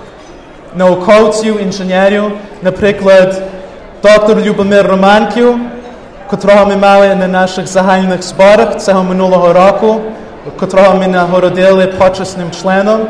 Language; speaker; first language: Ukrainian; early bilingual, heritage; Ukrainian